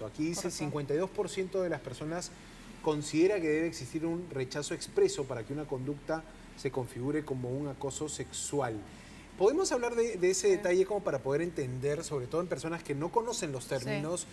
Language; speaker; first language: Spanish; native; Spanish